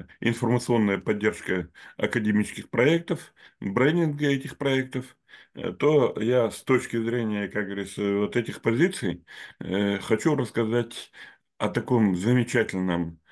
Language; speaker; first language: Russian; native; Russian